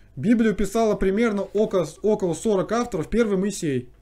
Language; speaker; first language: Russian; native; Russian